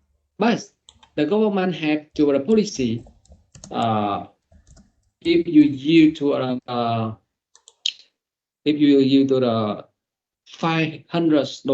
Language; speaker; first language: English; non-native, learner; Vietnamese